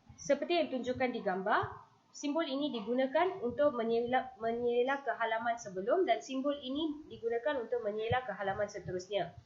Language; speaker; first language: Malay; non-native, local second language; Tamil